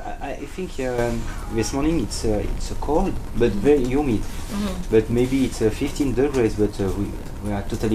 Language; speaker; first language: English; non-native, learner; French